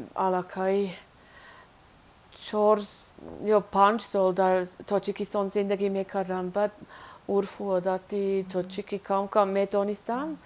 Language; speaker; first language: Persian; non-native, learner; Swiss German